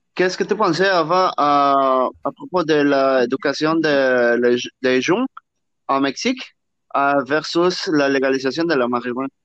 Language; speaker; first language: French; non-native, learner; Spanish